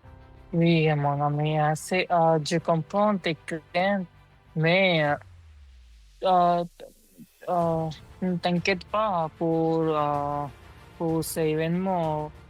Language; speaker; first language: French; non-native, learner; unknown